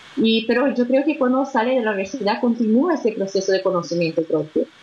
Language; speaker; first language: Spanish; non-native, fluent; Portuguese